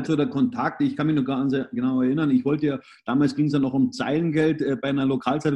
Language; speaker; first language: German; native; German